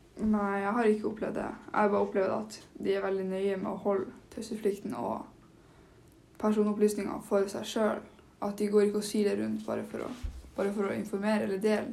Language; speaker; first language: Norwegian; native; Norwegian